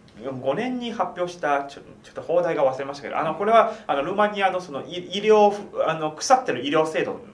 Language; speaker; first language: Japanese; non-native, fluent; Chinese